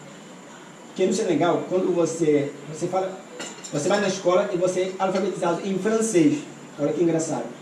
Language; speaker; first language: Portuguese; non-native, fluent; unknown